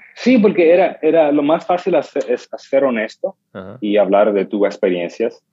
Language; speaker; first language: Spanish; native; Spanish